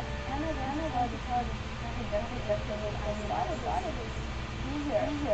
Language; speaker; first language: English; non-native, learner; Ukrainian